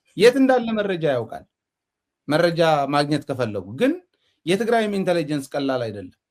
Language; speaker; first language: Amharic; non-native, local second language; Tigrinya